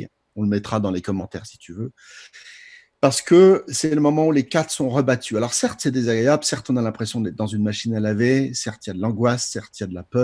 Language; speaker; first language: French; native; French